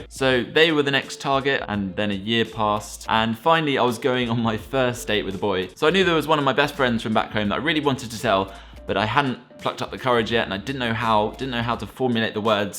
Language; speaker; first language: English; native; English